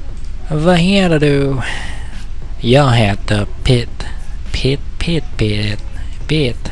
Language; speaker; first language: Swedish; non-native, learner; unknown